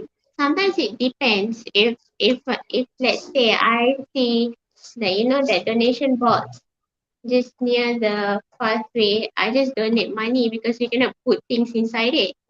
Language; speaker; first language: English; non-native, fluent; Malay